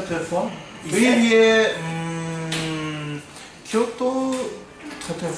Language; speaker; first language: French; non-native, learner; Japanese